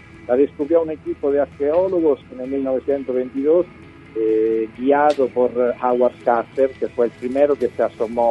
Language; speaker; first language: Spanish; non-native, fluent; Italian